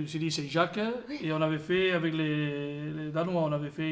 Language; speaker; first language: French; native; French